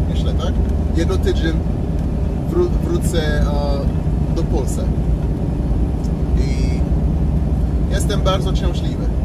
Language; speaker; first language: Polish; non-native, learner; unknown